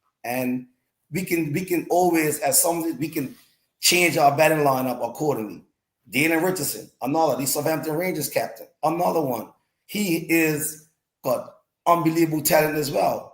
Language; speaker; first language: English; native; English